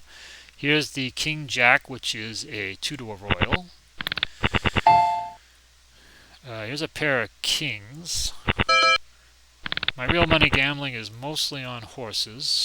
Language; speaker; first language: English; native; English